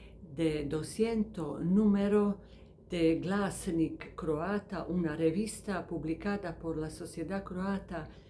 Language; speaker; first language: Spanish; non-native, fluent; Croatian